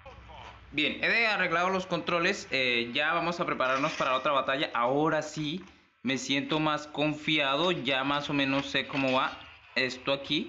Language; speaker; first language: Spanish; native; Spanish